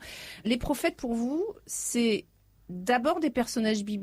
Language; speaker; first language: French; native; French